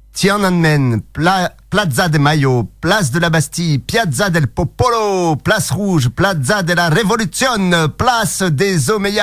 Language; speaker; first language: French; native; French